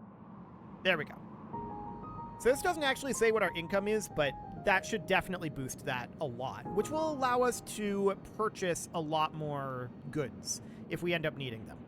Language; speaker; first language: English; native; English